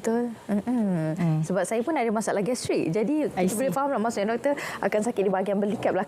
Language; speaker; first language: Malay; native; Malay